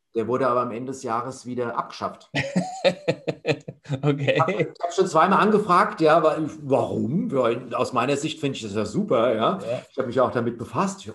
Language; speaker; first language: German; native; German